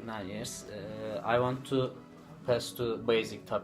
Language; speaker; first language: English; non-native, learner; Turkish